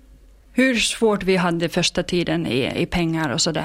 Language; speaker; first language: Swedish; non-native, fluent; Finnish